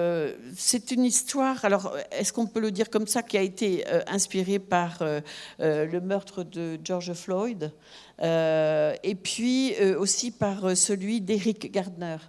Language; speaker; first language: French; native; French